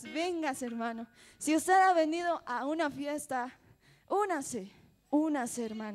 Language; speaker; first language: Spanish; native; Spanish